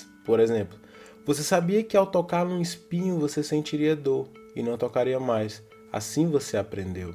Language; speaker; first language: Portuguese; native; Portuguese